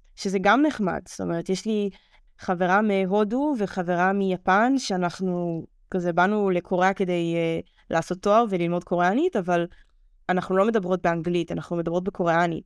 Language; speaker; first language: Hebrew; native; Hebrew